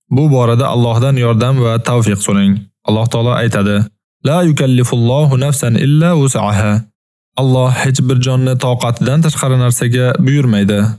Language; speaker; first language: Uzbek; native; Uzbek